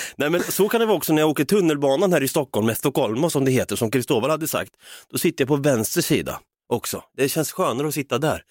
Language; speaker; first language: Swedish; native; Swedish